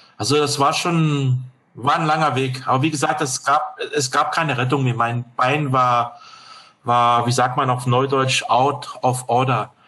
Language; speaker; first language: German; non-native, fluent; French